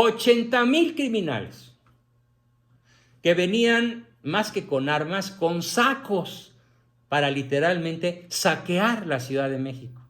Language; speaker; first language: Spanish; native; Spanish